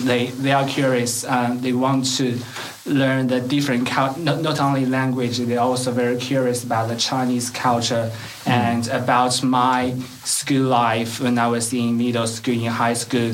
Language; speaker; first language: English; non-native, learner; Chinese